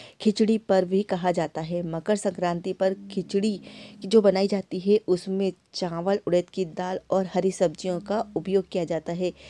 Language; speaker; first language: Hindi; native; Hindi